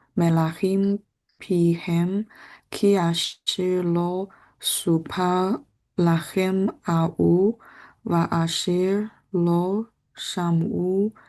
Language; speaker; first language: Hebrew; non-native, learner; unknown